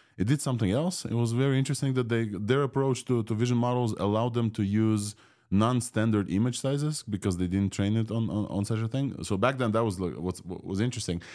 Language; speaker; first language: English; non-native, fluent; Russian